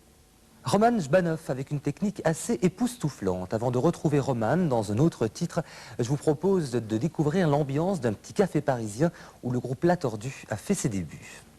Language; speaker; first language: French; native; French